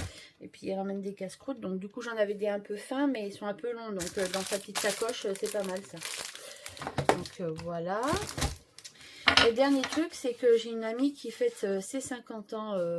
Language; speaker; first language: French; native; French